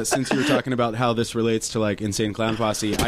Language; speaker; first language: English; native; English